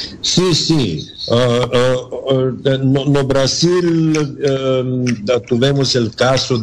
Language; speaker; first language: Spanish; non-native, learner; Bulgarian